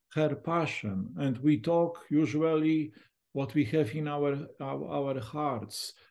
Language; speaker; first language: English; non-native, fluent; Polish